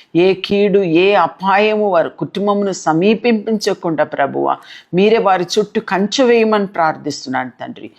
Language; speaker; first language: Telugu; non-native, local second language; Tamil